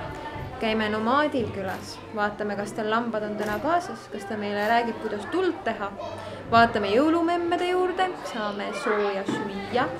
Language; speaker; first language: Estonian; native; Estonian